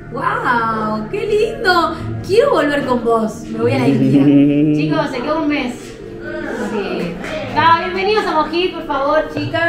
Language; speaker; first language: Spanish; native; Spanish